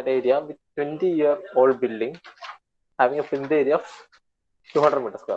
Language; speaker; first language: English; non-native, local second language; Malayalam